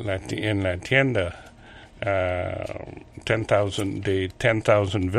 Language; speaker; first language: Spanish; non-native, learner; French